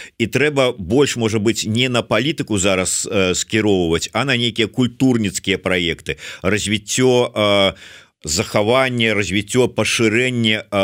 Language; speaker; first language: Belarusian; native; Belarusian